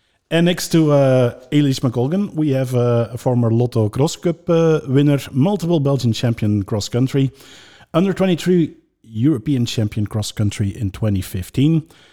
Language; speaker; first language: English; non-native, fluent; Dutch